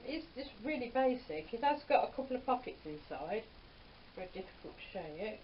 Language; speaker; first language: English; native; English